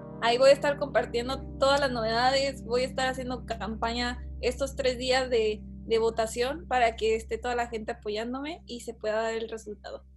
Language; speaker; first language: Spanish; native; Spanish